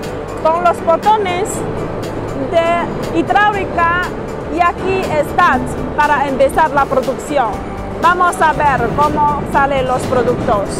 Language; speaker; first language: Spanish; non-native, learner; Chinese